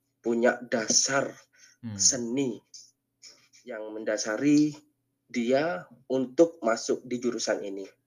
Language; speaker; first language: Indonesian; non-native, local second language; Madurese